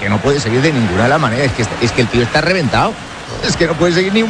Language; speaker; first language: Spanish; native; Spanish